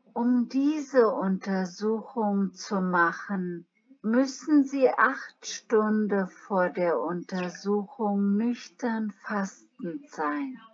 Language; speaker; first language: German; non-native, learner; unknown